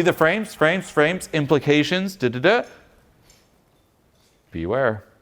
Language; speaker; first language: English; non-native, fluent; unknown